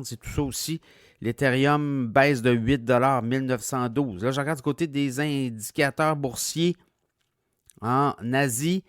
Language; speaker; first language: French; native; French